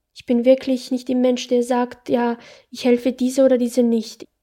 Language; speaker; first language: German; non-native, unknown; Bosnian